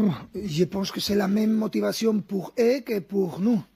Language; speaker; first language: French; non-native, fluent; Spanish